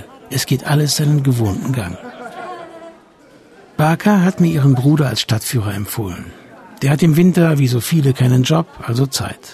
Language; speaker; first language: German; native; German